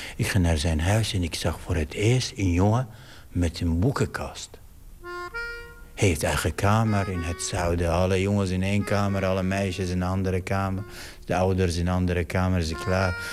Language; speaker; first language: Dutch; non-native, fluent; Arabic